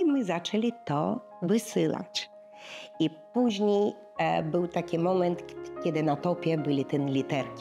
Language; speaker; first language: Polish; non-native, learner; Russian